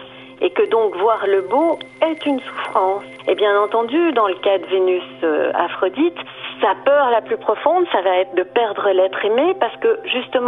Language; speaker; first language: French; native; French